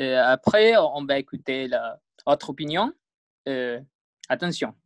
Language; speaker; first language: French; non-native, learner; Spanish